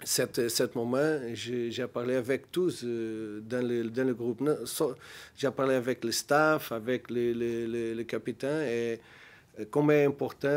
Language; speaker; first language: French; non-native, learner; Portuguese